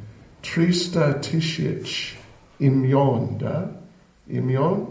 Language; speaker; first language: Russian; non-native, learner; English